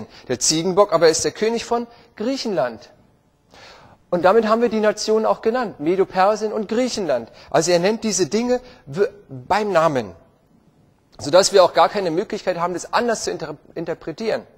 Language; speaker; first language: German; native; German